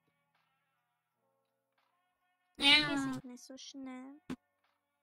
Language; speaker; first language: German; native; German